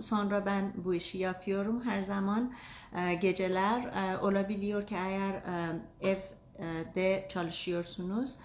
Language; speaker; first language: Turkish; non-native, learner; Azerbaijani